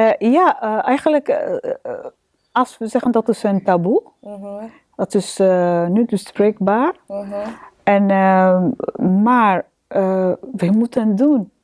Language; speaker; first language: Dutch; non-native, learner; Arabic